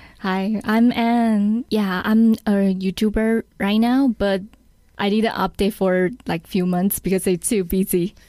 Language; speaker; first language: English; non-native, learner; Chinese